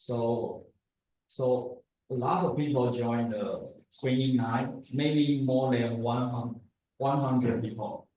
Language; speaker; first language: English; non-native, learner; Chinese